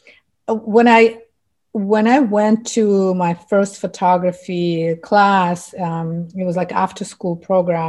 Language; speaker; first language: English; non-native, fluent; Russian